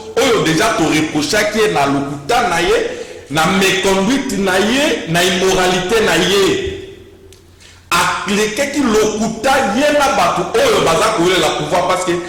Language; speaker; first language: Lingala; native; Lingala